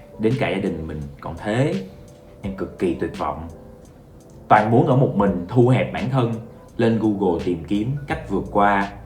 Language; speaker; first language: Vietnamese; non-native, fluent; English